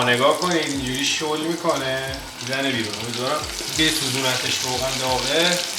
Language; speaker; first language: Persian; native; Persian